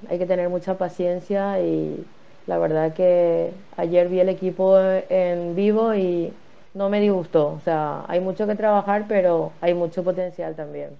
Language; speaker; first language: Spanish; native; Spanish